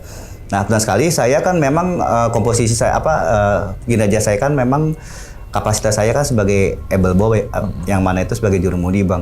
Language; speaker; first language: Indonesian; native; Indonesian